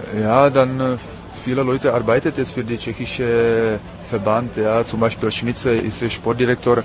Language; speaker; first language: German; non-native, fluent; Czech